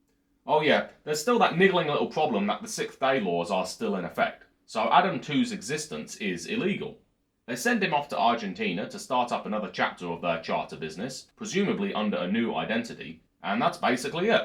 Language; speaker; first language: English; native; English